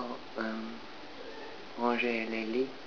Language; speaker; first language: French; non-native, learner; English